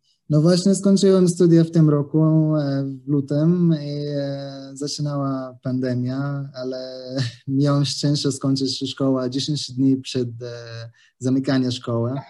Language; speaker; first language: Polish; non-native, learner; Arabic